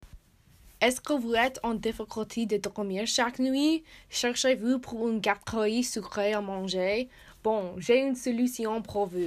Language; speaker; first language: French; non-native, learner; English